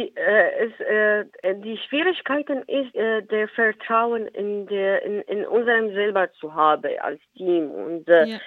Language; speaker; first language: German; non-native, learner; Arabic